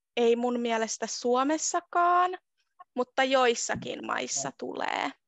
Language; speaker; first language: Finnish; native; Finnish